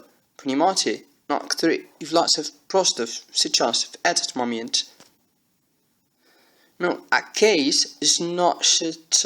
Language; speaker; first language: Russian; non-native, learner; English